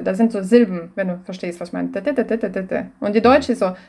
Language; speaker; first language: German; non-native, fluent; Russian